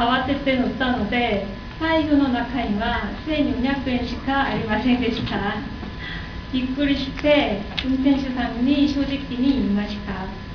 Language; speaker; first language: Japanese; non-native, learner; Korean